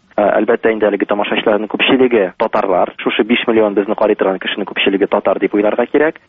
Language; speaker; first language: Tatar; native; Tatar